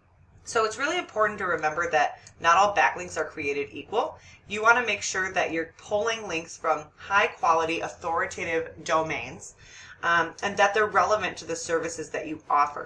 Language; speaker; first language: English; native; English